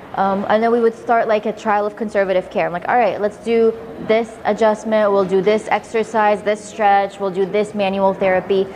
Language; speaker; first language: English; early bilingual, other home language; Arabic